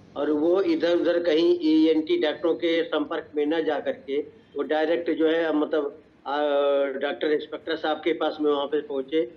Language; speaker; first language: Hindi; native; Hindi